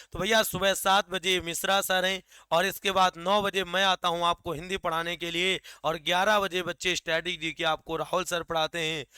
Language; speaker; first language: Hindi; native; Hindi